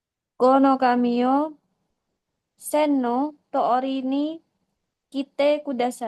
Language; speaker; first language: Japanese; non-native, learner; Indonesian